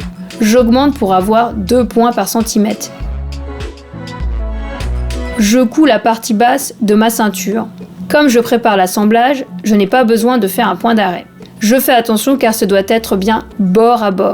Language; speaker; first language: French; native; French